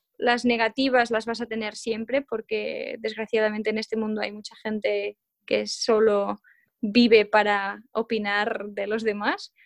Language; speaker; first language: Spanish; non-native, local second language; Catalan